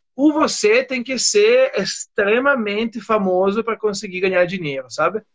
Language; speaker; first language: Portuguese; non-native, fluent; Italian